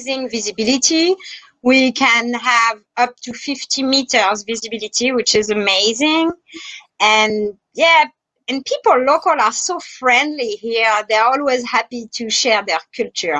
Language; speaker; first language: English; non-native, fluent; French